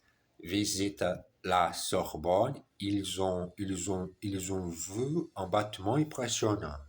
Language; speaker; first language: French; non-native, learner; German